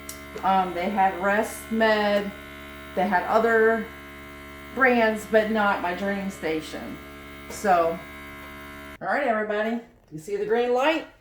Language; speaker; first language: English; native; English